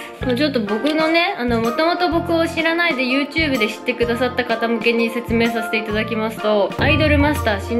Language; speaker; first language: Japanese; native; Japanese